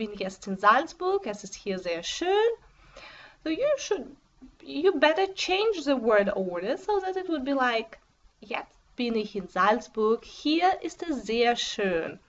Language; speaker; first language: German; non-native, fluent; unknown